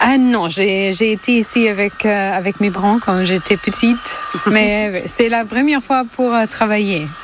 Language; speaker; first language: French; non-native, fluent; German